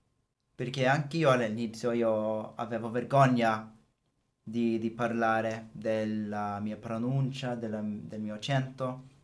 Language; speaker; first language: Italian; non-native, fluent; English